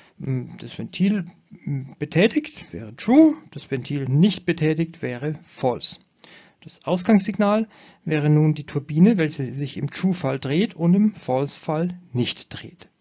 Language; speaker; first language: German; native; German